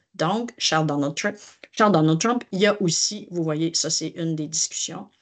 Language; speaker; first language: French; native; French